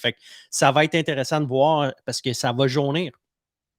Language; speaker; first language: French; native; French